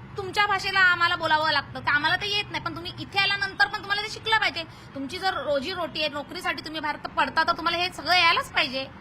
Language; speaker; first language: Marathi; native; Marathi